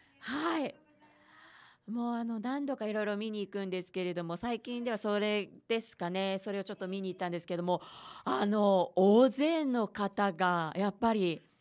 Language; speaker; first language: Japanese; native; Japanese